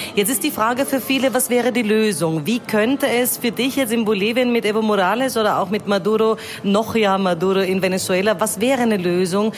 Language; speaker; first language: German; native; German